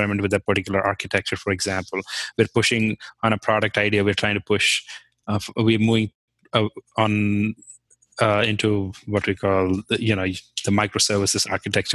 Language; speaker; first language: English; non-native, local second language; Kashmiri